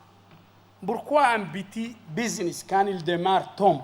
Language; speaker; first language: French; non-native, fluent; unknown